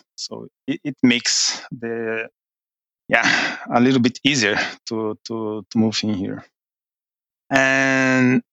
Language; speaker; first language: English; non-native, fluent; Portuguese